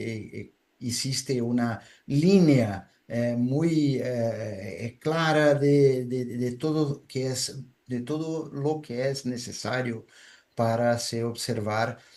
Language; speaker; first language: Spanish; non-native, fluent; Portuguese